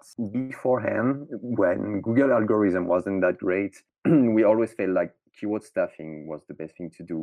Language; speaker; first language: English; non-native, fluent; French